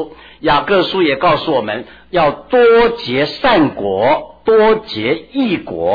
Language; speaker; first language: Chinese; native; Chinese